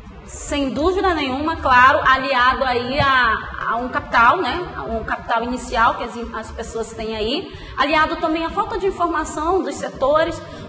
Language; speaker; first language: Portuguese; native; Portuguese